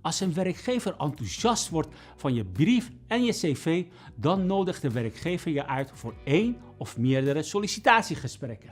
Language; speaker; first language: Dutch; non-native, fluent; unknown